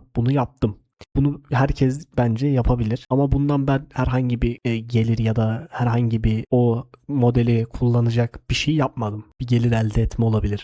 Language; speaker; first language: Turkish; native; Turkish